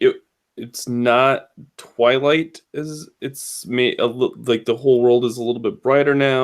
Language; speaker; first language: English; native; English